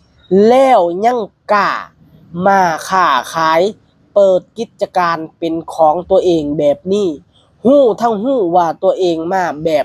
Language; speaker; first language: Thai; non-native, local second language; Lao